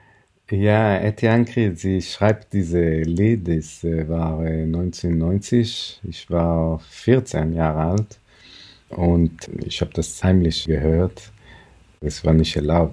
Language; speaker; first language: German; non-native, fluent; Hebrew